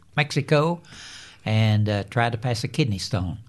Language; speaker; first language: English; native; English